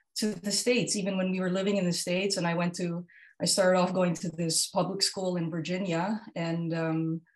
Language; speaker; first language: English; non-native, local second language; Filipino